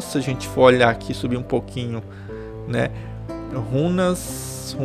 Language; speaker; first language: Portuguese; native; Portuguese